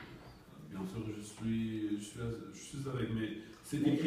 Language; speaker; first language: French; non-native, learner; Arabic